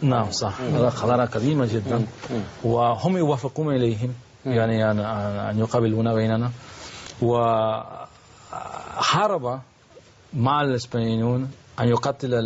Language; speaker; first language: Arabic; non-native, learner; Spanish